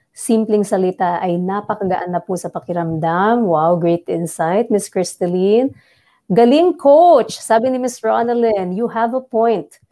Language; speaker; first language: Filipino; non-native, local second language; Bikol